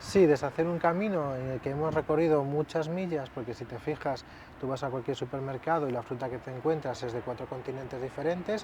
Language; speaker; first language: Spanish; native; Spanish